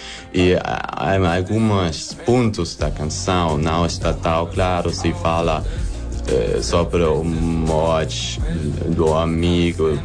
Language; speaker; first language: Portuguese; non-native, learner; German